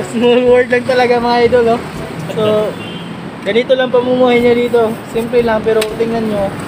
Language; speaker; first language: Filipino; non-native, local second language; Cebuano